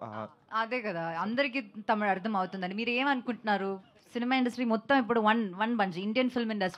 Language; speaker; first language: Telugu; non-native, local second language; Malayalam